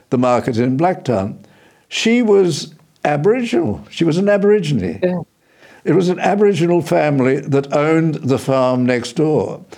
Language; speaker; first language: English; early bilingual, other home language; Indonesian